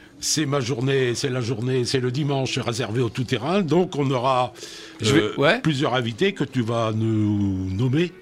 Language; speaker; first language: French; native; French